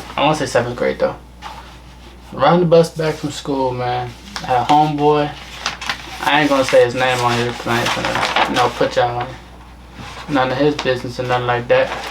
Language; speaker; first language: English; native; English